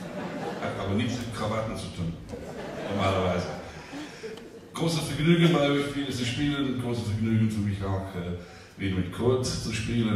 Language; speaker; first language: German; non-native, learner; English